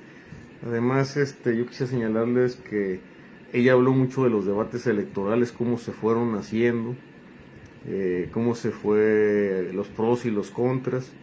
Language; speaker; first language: Spanish; native; Spanish